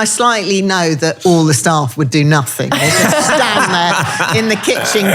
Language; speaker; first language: English; native; English